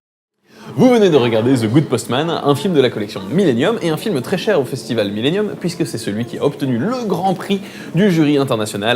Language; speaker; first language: French; native; French